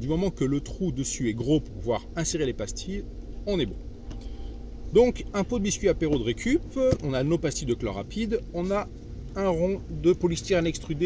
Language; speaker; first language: French; native; French